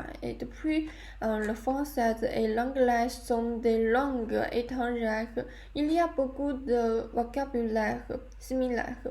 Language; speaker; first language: French; non-native, learner; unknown